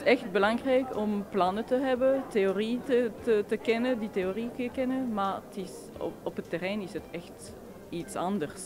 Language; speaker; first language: Dutch; non-native, local second language; French